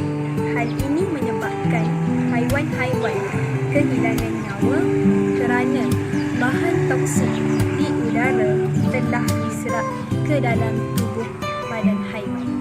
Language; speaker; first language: Malay; native; Malay